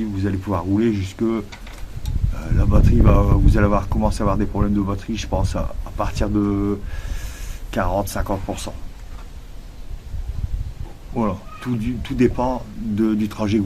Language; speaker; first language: French; native; French